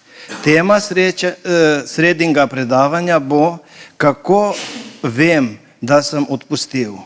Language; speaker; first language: Slovenian; native; Slovenian